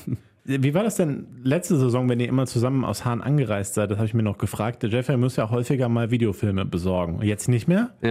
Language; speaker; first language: German; native; German